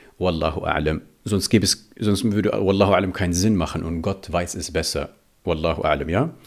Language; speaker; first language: German; early bilingual, other home language; Riffian